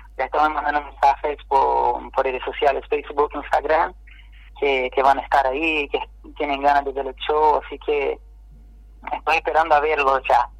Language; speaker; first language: Spanish; non-native, fluent; Portuguese